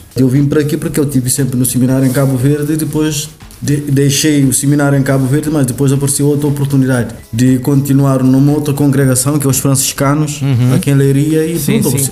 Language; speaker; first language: Portuguese; non-native, local second language; Kabuverdianu